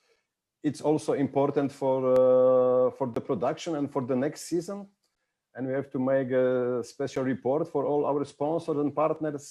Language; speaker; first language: English; non-native, fluent; Polish